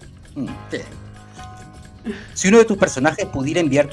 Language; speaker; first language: Spanish; native; Spanish